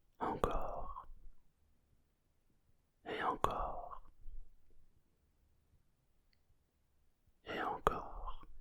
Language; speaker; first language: French; native; French